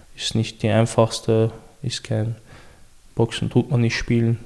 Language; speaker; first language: German; early bilingual, other home language; Chechen